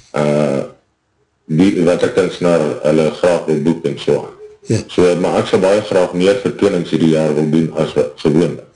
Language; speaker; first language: Afrikaans; native; Afrikaans